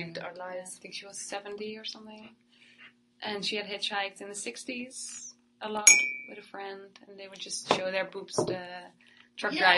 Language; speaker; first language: English; non-native, fluent; Dutch